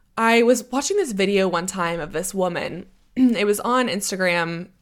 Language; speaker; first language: English; native; English